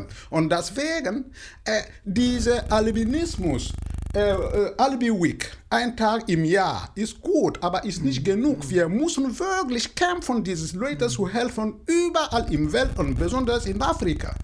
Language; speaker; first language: German; non-native, fluent; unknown